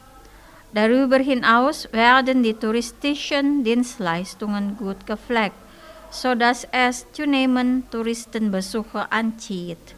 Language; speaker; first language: German; non-native, fluent; Indonesian